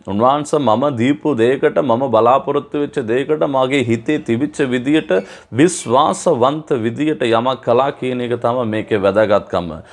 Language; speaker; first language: Sinhala; non-native, local second language; Tamil